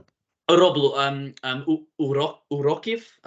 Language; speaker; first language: Ukrainian; non-native, learner; English